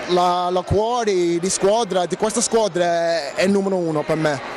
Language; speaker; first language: Italian; non-native, learner; English